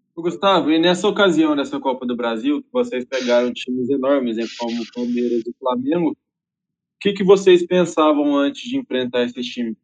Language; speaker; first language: Portuguese; native; Portuguese